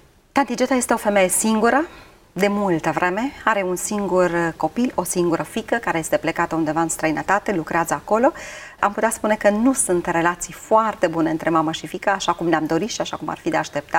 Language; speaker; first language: Romanian; native; Romanian